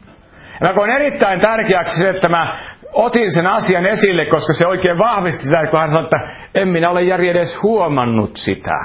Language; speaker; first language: Finnish; native; Finnish